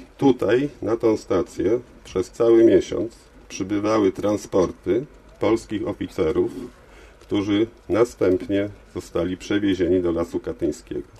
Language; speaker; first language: Polish; native; Polish